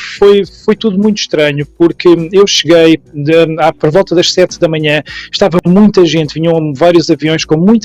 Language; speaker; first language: Portuguese; native; Portuguese